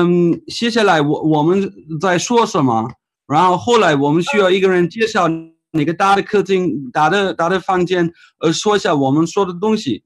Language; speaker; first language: Chinese; non-native, fluent; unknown